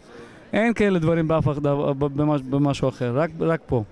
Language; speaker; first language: Hebrew; non-native, fluent; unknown